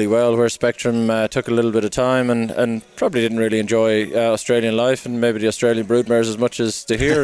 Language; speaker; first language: English; native; English